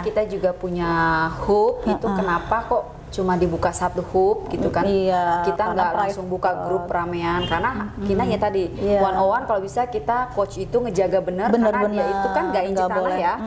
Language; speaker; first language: Indonesian; native; Indonesian